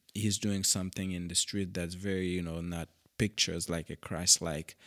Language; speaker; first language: English; non-native, fluent; Haitian Creole